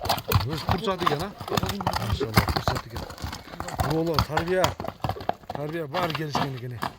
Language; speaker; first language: Kyrgyz; native; Kyrgyz